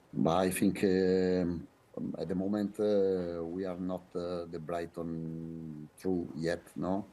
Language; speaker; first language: English; non-native, fluent; Italian